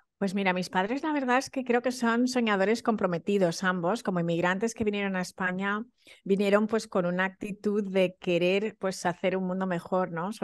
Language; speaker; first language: Spanish; early bilingual, other home language; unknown